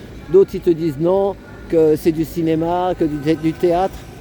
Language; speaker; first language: French; native; French